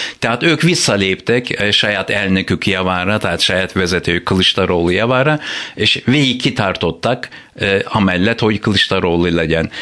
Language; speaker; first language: Hungarian; non-native, fluent; Turkish